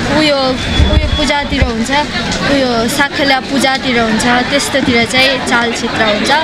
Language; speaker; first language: Nepali; native; Nepali